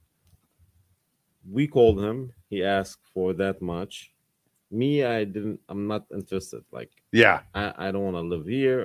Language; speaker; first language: English; non-native, learner; Arabic